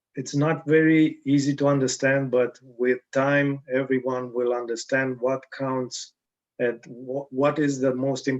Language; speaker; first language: English; non-native, fluent; Romanian